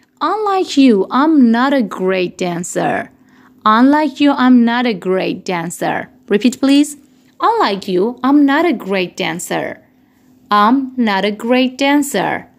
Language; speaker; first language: English; non-native, fluent; Persian